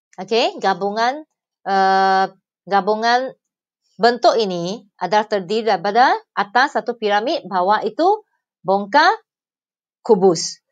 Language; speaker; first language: Malay; non-native, local second language; Chinese